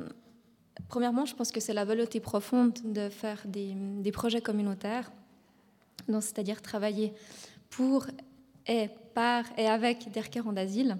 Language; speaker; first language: French; native; French